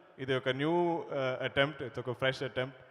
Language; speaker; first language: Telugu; non-native, learner; Malayalam